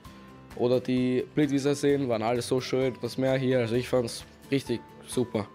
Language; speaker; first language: German; native; German